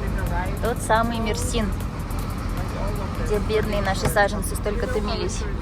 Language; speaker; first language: Russian; native; Russian